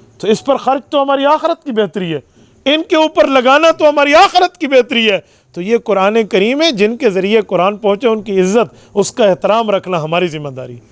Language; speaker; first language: Urdu; non-native, local second language; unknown